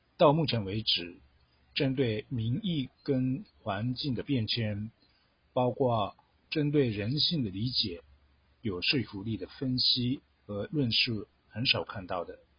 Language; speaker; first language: Chinese; non-native, fluent; Japanese